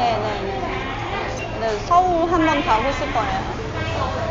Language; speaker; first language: Korean; non-native, learner; Vietnamese